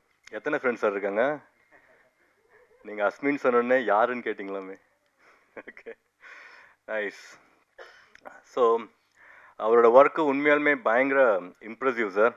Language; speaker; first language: Tamil; native; Tamil